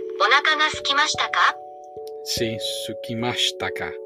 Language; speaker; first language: Japanese; non-native, learner; Spanish